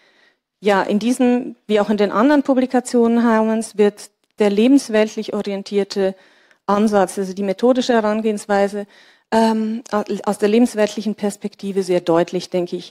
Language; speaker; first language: German; native; German